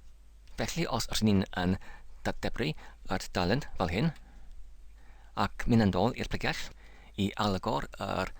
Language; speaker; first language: Welsh; non-native, learner; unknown